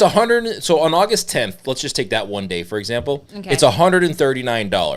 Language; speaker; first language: English; native; English